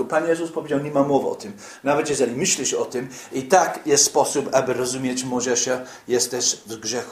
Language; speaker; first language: Polish; non-native, fluent; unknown